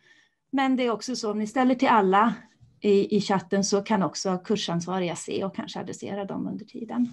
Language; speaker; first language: Swedish; native; Swedish